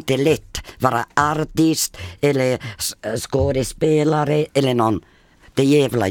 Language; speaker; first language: Swedish; non-native, fluent; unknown